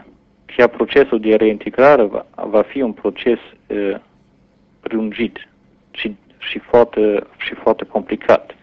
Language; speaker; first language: Romanian; non-native, learner; German